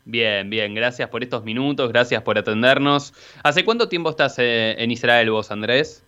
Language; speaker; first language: Spanish; native; Spanish